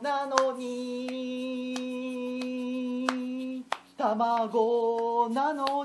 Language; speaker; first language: Japanese; native; Japanese